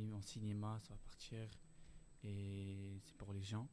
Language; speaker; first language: French; non-native, learner; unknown